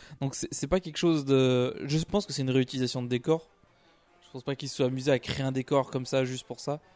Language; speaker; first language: French; native; French